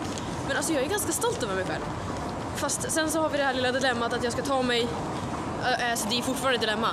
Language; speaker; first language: Swedish; native; Swedish